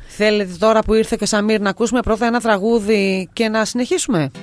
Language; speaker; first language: Greek; native; Greek